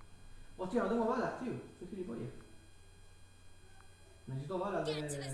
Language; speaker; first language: Spanish; native; Spanish